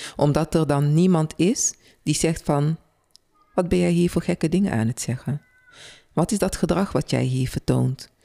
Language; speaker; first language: Dutch; early bilingual, other home language; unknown